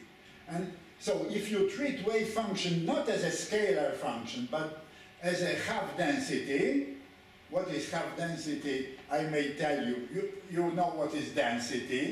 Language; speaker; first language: English; non-native, fluent; Polish